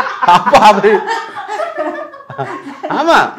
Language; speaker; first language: Tamil; non-native, learner; Malayalam